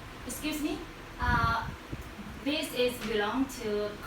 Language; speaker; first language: English; non-native, learner; Vietnamese